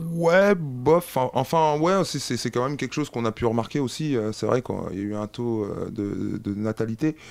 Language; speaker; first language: French; native; French